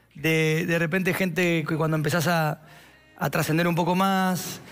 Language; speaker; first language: Spanish; native; Spanish